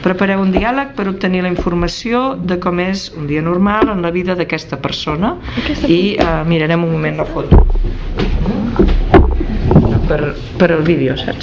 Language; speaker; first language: Catalan; native; Catalan